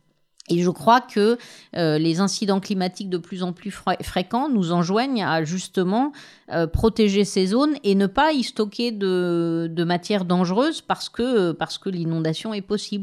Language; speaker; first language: French; native; French